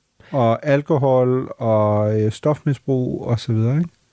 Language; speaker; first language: Danish; non-native, fluent; German